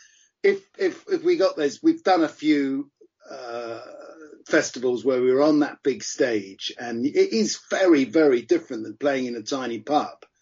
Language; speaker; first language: English; native; English